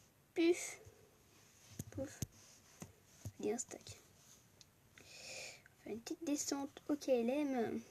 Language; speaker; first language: French; native; French